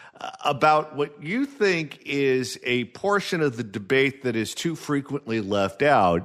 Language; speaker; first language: English; native; English